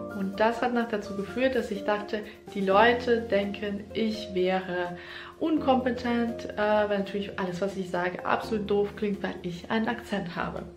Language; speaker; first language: German; non-native, fluent; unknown